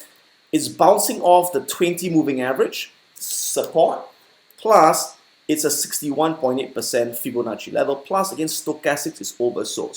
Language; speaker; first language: English; native; English